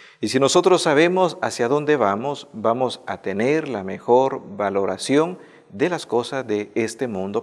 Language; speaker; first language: Spanish; native; Spanish